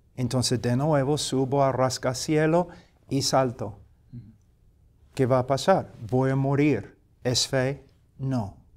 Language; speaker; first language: Spanish; non-native, fluent; English